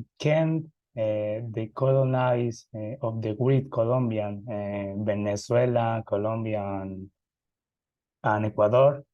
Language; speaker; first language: English; non-native, learner; Spanish